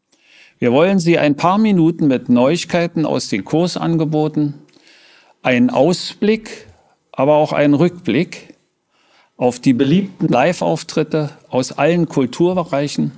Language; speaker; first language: German; native; German